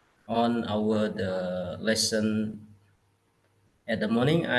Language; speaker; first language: English; non-native, learner; Khmer